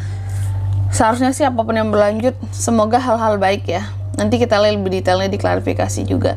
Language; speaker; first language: Indonesian; native; Indonesian